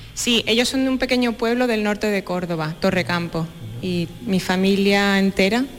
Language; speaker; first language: Spanish; native; Spanish